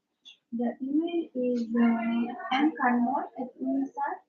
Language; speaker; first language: English; non-native, learner; Spanish